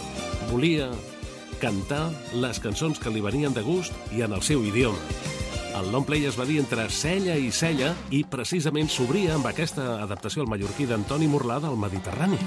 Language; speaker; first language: Catalan; native; Catalan